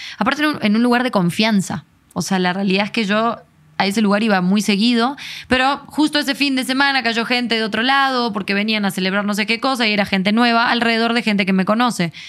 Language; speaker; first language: Spanish; native; Spanish